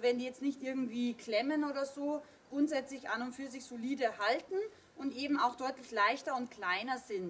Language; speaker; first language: German; native; German